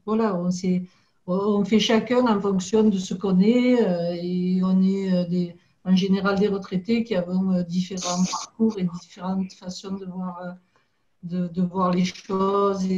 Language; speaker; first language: French; native; French